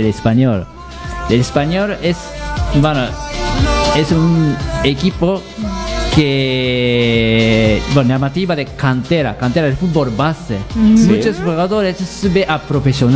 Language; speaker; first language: Spanish; non-native, learner; Japanese